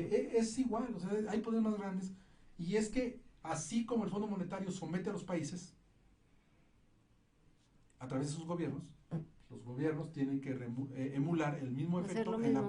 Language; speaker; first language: Spanish; native; Spanish